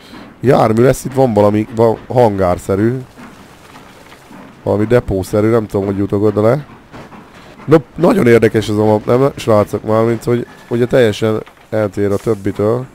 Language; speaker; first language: Hungarian; native; Hungarian